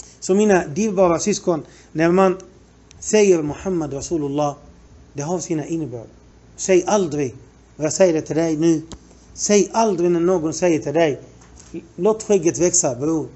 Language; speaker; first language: Swedish; non-native, fluent; Arabic